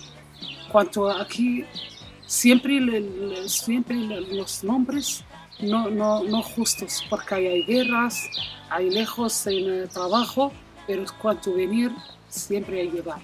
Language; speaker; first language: Spanish; non-native, learner; Arabic